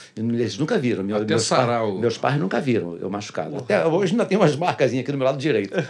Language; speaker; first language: Portuguese; native; Portuguese